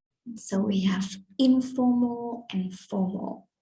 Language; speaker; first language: English; non-native, fluent; Vietnamese